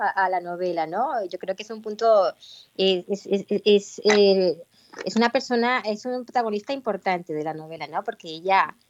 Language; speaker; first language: Spanish; native; Spanish